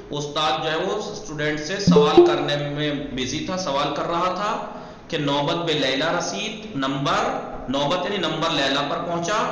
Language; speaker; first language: Urdu; native; Urdu